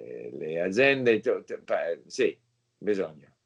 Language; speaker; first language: Italian; non-native, learner; English